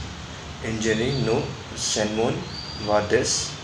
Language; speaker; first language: Japanese; non-native, learner; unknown